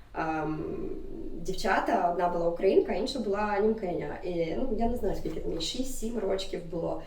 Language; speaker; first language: Ukrainian; non-native, local second language; Russian